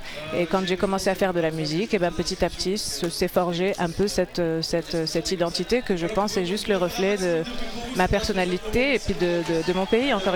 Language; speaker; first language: French; non-native, local second language; Arabic